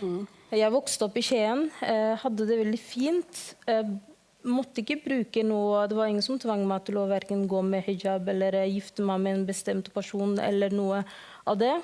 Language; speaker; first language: Norwegian; early bilingual, other home language; Somali